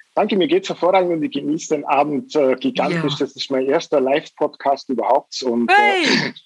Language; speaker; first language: German; native; German